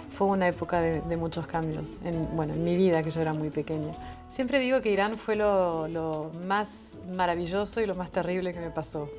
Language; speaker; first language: Spanish; non-native, fluent; French